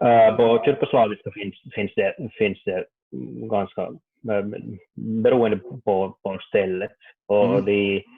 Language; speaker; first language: Swedish; non-native, learner; Finnish